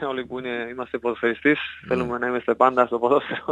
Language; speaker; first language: Greek; non-native, learner; Spanish